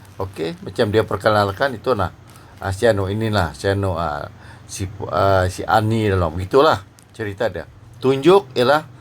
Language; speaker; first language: Malay; non-native, local second language; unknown